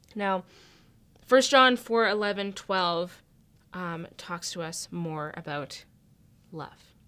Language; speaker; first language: English; native; English